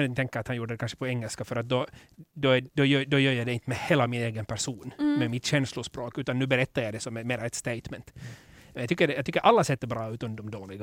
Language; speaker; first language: Swedish; native; Swedish